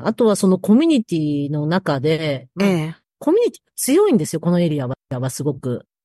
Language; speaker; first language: Japanese; native; Japanese